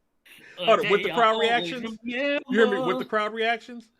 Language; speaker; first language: English; native; English